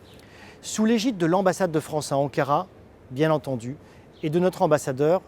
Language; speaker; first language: French; native; French